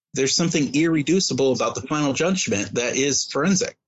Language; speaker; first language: English; native; English